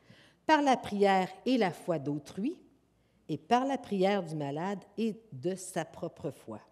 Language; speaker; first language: French; native; French